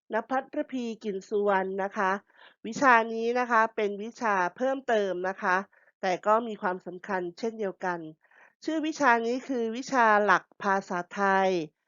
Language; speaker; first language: Thai; native; Thai